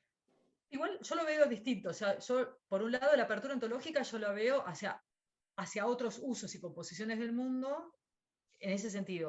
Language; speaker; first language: Spanish; native; Spanish